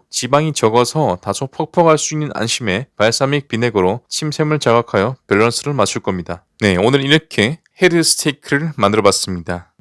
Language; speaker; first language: Korean; native; Korean